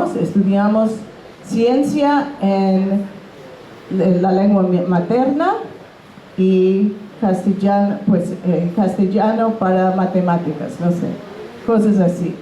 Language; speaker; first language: Spanish; non-native, fluent; English